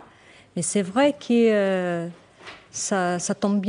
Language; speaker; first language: French; non-native, fluent; Portuguese